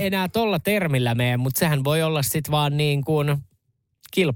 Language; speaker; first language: Finnish; native; Finnish